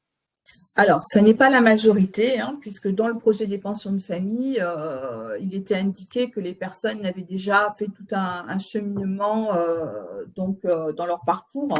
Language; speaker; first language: French; native; French